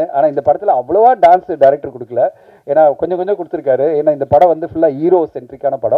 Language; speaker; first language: Tamil; native; Tamil